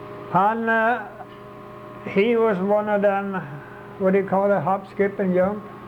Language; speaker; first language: English; non-native, fluent; Swedish